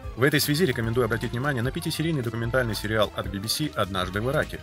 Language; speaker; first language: Russian; native; Russian